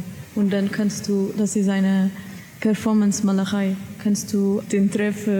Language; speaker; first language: German; non-native, learner; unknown